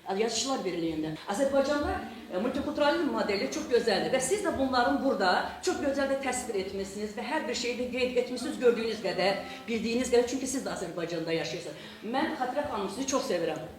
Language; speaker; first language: Azerbaijani; non-native, local second language; Talysh